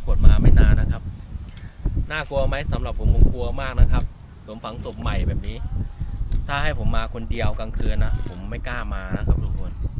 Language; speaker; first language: Thai; non-native, fluent; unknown